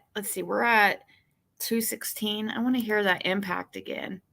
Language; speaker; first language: English; native; English